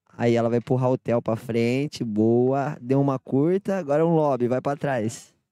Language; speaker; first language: Portuguese; native; Portuguese